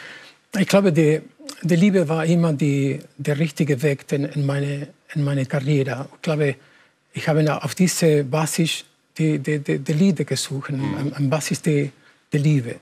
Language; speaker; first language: German; non-native, learner; Spanish